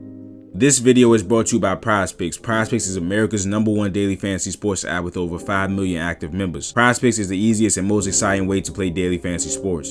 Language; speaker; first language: English; native; English